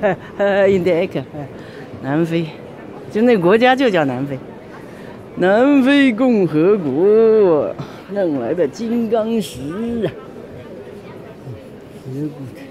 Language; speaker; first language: German; non-native, learner; Chinese